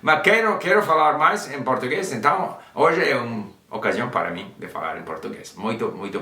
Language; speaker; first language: Portuguese; non-native, learner; English